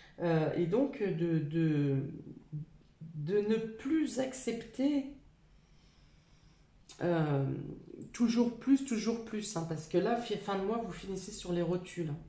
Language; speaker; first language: French; native; French